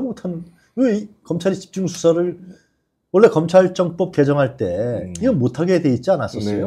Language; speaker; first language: Korean; native; Korean